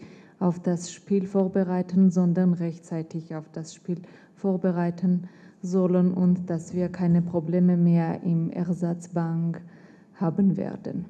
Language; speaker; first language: German; non-native, fluent; Armenian